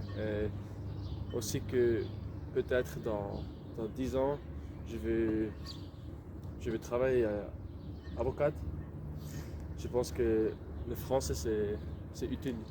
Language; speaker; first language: French; non-native, local second language; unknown